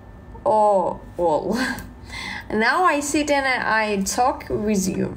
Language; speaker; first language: English; non-native, learner; Russian